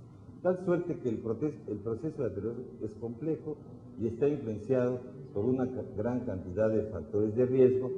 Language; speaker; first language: Spanish; native; Spanish